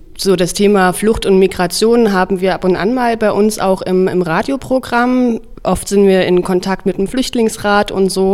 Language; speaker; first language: German; native; German